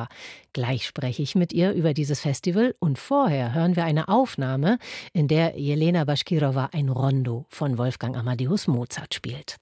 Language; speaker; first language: German; native; German